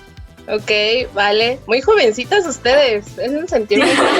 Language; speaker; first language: Spanish; native; Spanish